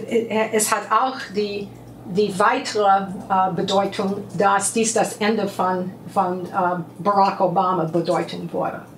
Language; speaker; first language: German; non-native, fluent; English